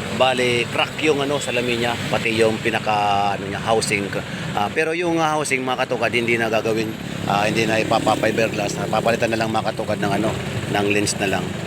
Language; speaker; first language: Filipino; native; Filipino